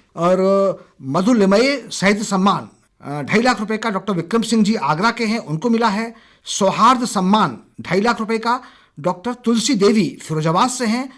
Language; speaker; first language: Hindi; native; Hindi